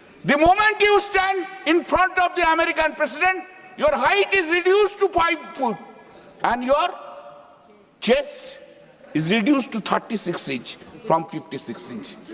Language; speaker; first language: English; non-native, local second language; Bangla